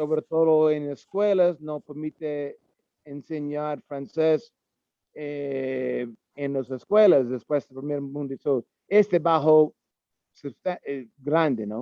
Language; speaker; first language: Spanish; non-native, learner; English